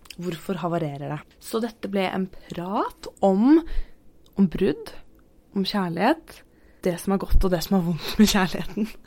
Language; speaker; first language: Norwegian; native; Norwegian